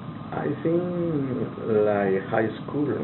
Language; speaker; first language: English; non-native, learner; Spanish